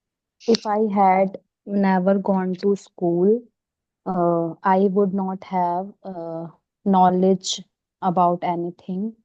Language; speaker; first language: English; non-native, learner; Hindi